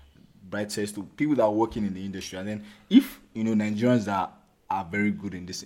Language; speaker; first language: English; non-native, local second language; Yoruba